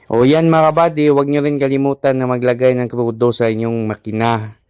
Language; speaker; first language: Filipino; non-native, local second language; Cebuano